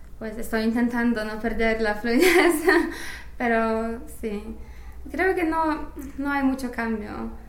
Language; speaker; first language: Spanish; non-native, fluent; English